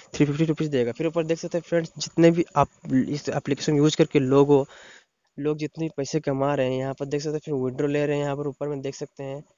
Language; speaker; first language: Hindi; non-native, local second language; Odia